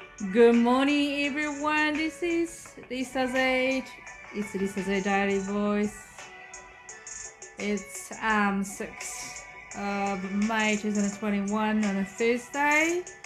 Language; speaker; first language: English; non-native, fluent; Japanese